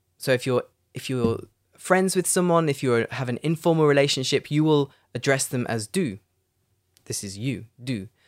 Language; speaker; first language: English; native; English